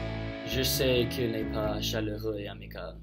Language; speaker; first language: French; non-native, learner; English